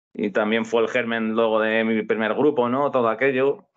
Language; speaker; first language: Spanish; native; Spanish